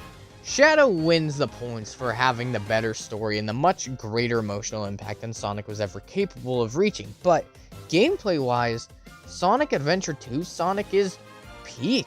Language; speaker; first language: English; native; English